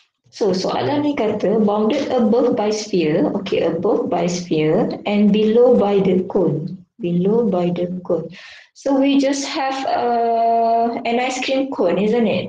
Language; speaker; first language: English; non-native, local second language; Malay